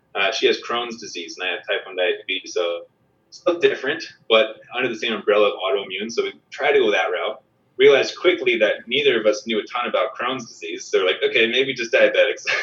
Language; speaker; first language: English; native; English